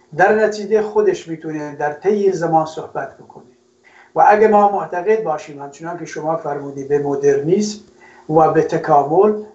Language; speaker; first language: Persian; non-native, local second language; Kurdish